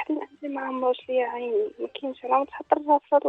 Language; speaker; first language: Arabic; native; Arabic